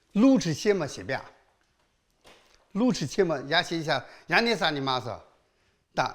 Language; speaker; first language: Russian; non-native, learner; Chinese